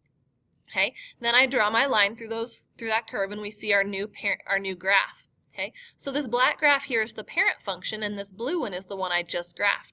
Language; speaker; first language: English; native; English